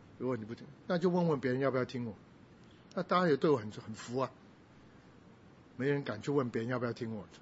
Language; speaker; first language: Chinese; non-native, local second language; Min Nan Chinese